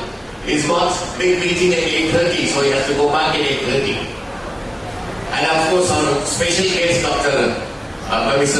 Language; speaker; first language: English; non-native, local second language; Telugu